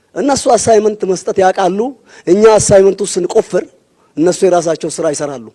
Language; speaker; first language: Amharic; non-native, local second language; Oromo